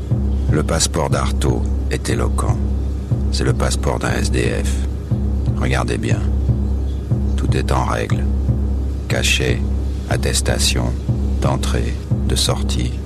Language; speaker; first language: French; native; French